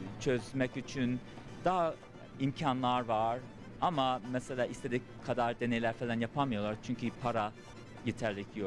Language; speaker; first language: Turkish; early bilingual, heritage; English